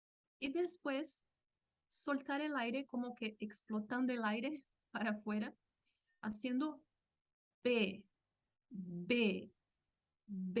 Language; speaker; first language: Spanish; non-native, fluent; Portuguese